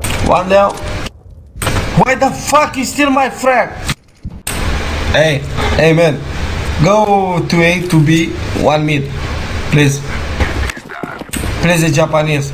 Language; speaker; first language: English; non-native, fluent; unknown